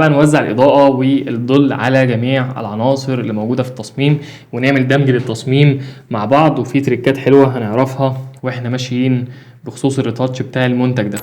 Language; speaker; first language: Arabic; native; Arabic